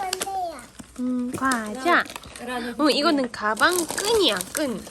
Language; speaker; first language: Korean; non-native, fluent; Russian